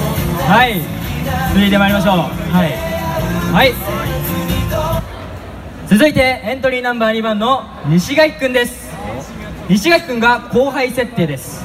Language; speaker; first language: Japanese; native; Japanese